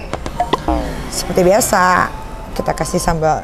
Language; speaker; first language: Indonesian; native; Indonesian